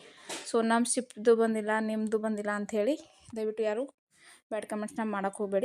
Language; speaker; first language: Kannada; native; Kannada